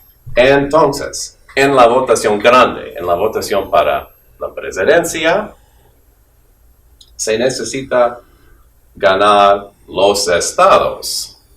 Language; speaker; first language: Spanish; non-native, fluent; English